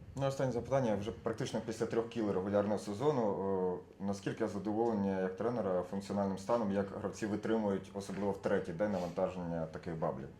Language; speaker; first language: Ukrainian; native; Ukrainian